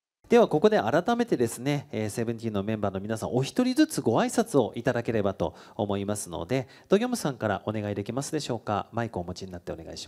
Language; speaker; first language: Japanese; native; Japanese